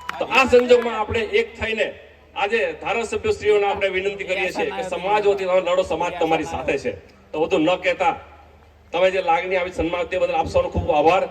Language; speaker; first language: Gujarati; non-native, local second language; Bhili